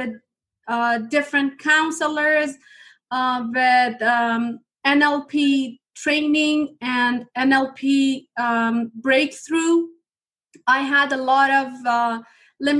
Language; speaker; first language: English; non-native, fluent; Persian